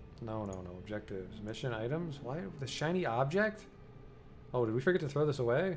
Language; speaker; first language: English; native; English